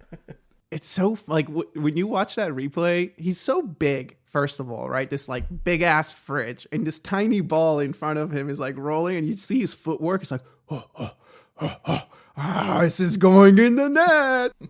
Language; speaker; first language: English; native; English